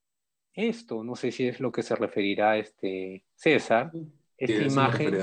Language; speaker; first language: Spanish; native; Spanish